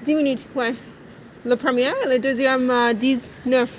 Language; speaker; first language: French; non-native, learner; English